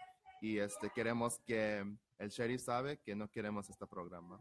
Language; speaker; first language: Spanish; early bilingual, heritage; Spanish